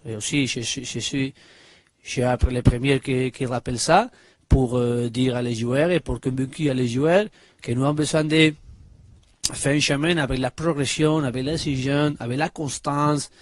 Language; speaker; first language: French; non-native, learner; Spanish